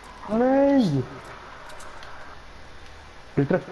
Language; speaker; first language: Swedish; early bilingual, other home language; Turkish